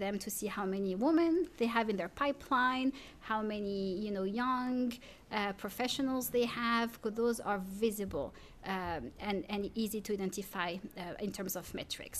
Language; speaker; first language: English; non-native, fluent; French